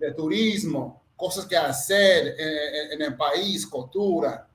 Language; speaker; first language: Spanish; non-native, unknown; English